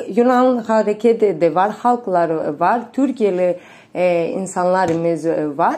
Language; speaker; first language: Turkish; non-native, learner; Greek